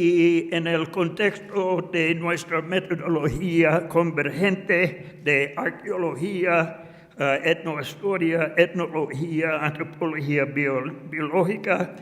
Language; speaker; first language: Spanish; non-native, fluent; English